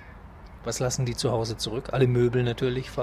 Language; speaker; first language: German; native; German